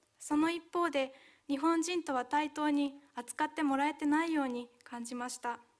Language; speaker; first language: Japanese; early bilingual, other home language; Hungarian